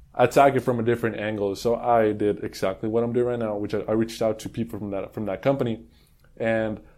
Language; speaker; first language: English; non-native, fluent; Spanish